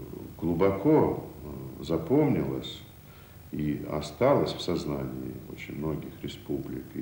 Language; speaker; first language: Russian; native; Russian